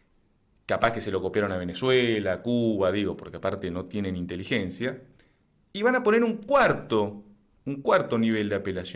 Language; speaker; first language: Spanish; native; Spanish